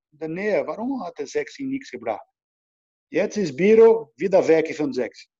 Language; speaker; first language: German; non-native, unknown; Portuguese